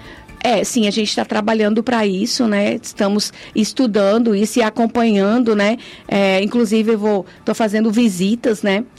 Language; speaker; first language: Portuguese; native; Portuguese